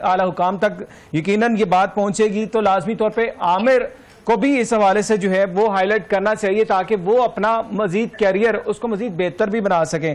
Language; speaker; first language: Urdu; native; Urdu